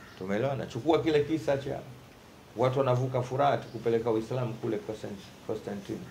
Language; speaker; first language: Swahili; native; Swahili